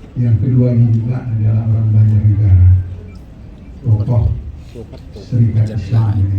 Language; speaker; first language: Indonesian; native; Indonesian